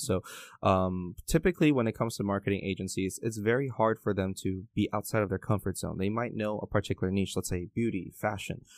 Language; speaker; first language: English; early bilingual, other home language; Chinese